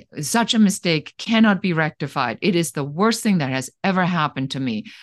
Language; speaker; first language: English; non-native, fluent; German